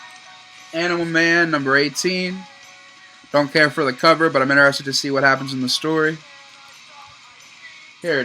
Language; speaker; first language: English; native; English